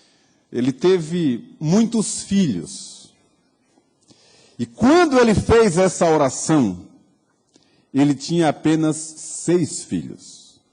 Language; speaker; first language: Portuguese; native; Portuguese